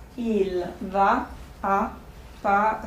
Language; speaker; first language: French; non-native, learner; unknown